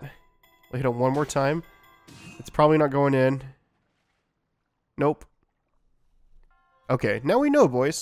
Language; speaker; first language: English; native; English